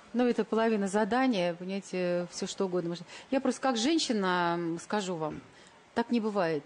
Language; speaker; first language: Russian; native; Russian